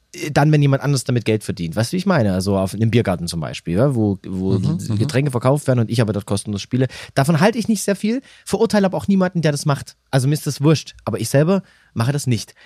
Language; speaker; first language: German; native; German